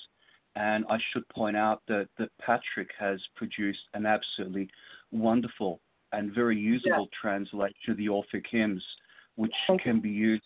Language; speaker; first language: English; native; English